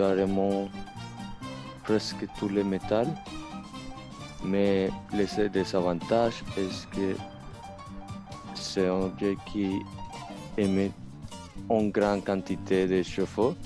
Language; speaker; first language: French; non-native, learner; Spanish